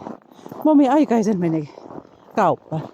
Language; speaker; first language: Finnish; non-native, learner; Bikol